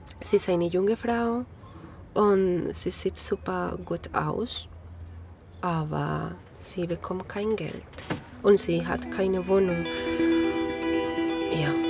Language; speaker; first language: German; non-native, learner; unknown